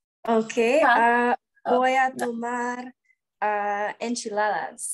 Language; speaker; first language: Spanish; non-native, learner; English